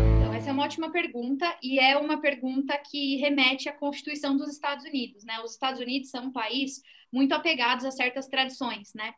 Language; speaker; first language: Portuguese; native; Portuguese